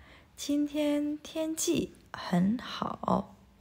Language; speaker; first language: Chinese; non-native, fluent; Indonesian